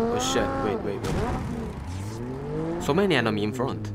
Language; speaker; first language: English; non-native, learner; Korean